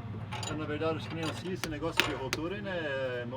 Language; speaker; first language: Portuguese; native; Portuguese